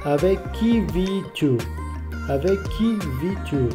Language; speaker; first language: French; non-native, learner; Pashto